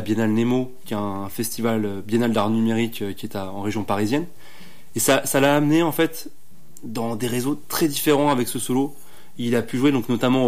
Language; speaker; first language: French; native; French